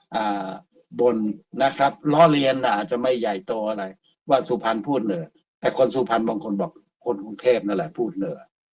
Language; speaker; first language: Thai; native; Thai